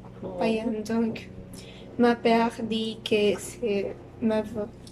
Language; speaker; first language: French; non-native, learner; Spanish